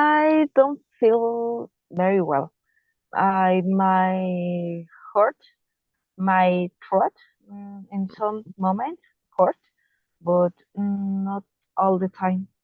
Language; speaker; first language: English; non-native, learner; Spanish